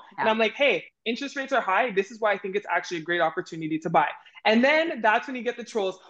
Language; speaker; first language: English; native; English